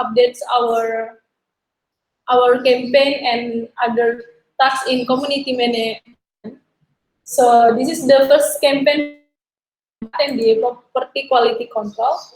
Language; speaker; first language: English; non-native, learner; Indonesian